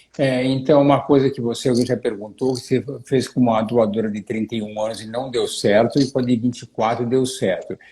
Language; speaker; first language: Portuguese; native; Portuguese